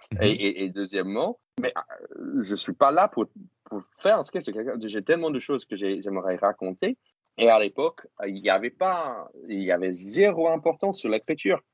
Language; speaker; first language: French; non-native, fluent; English